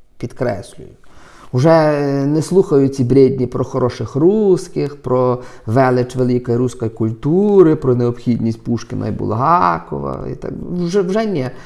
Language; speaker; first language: Ukrainian; native; Ukrainian